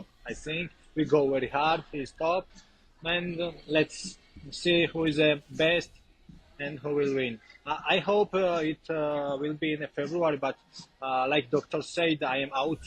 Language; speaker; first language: English; non-native, learner; Georgian